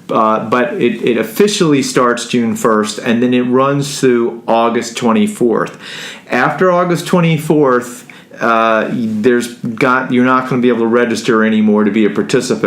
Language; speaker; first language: English; native; English